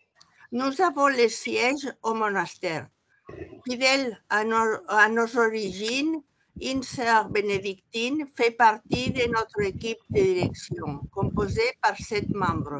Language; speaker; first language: French; non-native, fluent; Catalan